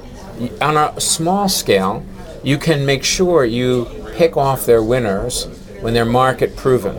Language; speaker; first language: English; native; English